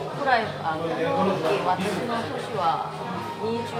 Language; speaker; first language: Japanese; non-native, learner; Korean